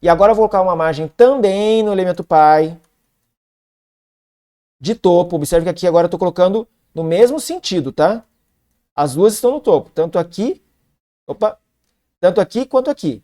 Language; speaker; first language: Portuguese; native; Portuguese